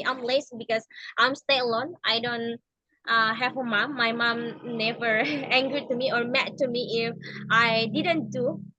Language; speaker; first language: English; non-native, learner; Indonesian